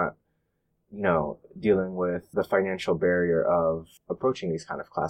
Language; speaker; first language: English; native; English